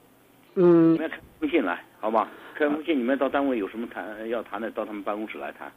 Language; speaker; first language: Chinese; native; Chinese